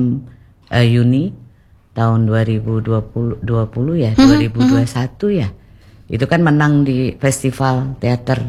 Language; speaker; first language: Indonesian; non-native, local second language; Javanese